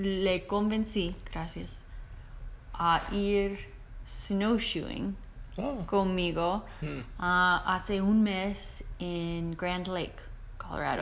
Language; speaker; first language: Spanish; non-native, learner; English